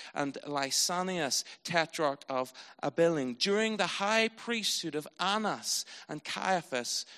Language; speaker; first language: English; native; English